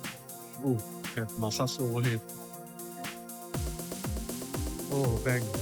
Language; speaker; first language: English; non-native, local second language; Chinese